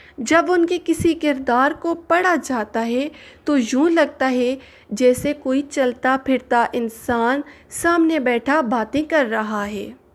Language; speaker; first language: Urdu; non-native, local second language; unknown